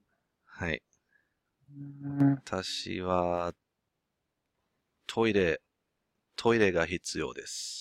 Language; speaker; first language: Japanese; non-native, learner; English